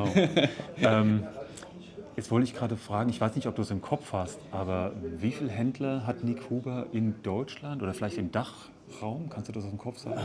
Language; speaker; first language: German; native; German